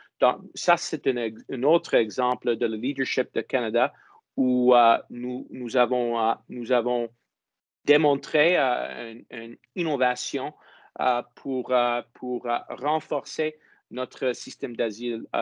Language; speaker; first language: French; non-native, fluent; English